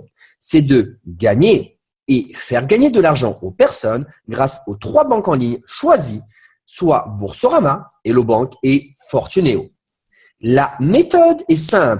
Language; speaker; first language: French; native; French